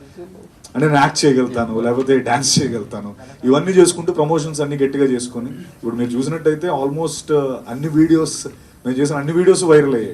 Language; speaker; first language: Telugu; native; Telugu